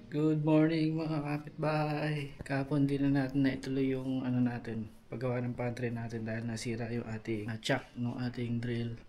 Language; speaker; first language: Filipino; non-native, local second language; Hiligaynon